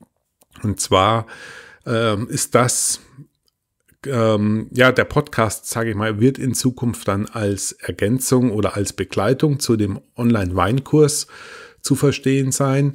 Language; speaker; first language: German; native; German